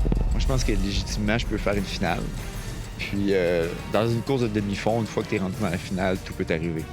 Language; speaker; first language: French; native; French